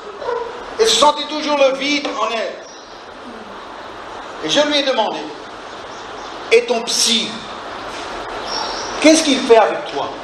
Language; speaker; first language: French; native; French